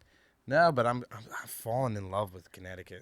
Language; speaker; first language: English; native; English